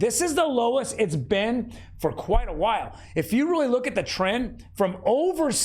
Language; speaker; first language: English; native; English